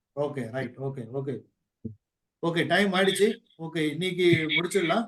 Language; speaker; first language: Tamil; native; Tamil